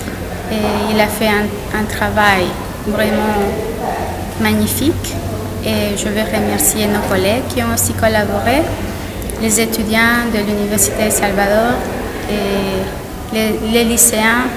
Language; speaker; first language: French; non-native, fluent; Spanish